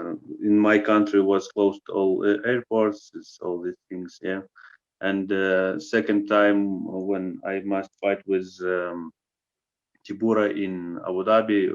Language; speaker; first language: English; non-native, learner; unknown